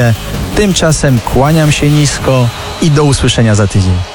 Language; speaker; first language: Polish; native; Polish